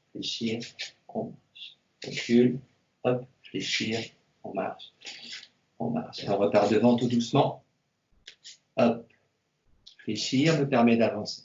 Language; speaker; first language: French; native; French